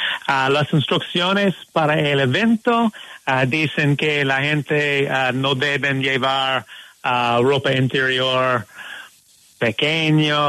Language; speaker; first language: Spanish; non-native, learner; English